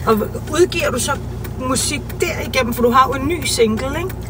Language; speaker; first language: Danish; non-native, fluent; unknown